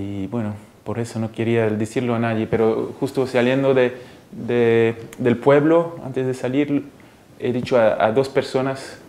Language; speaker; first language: Spanish; early bilingual, heritage; Spanish